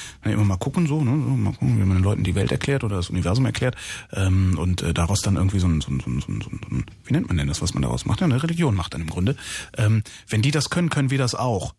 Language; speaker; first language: German; native; German